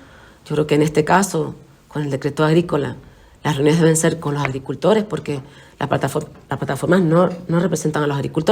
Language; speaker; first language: Spanish; native; Spanish